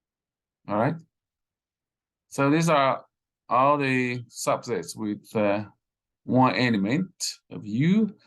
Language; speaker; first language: English; non-native, fluent; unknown